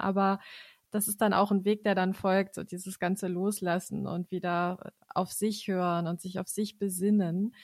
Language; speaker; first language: German; native; German